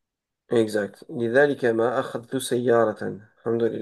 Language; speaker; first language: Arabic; non-native, learner; French